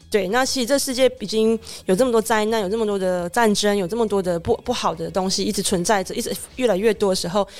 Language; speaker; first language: Chinese; native; Chinese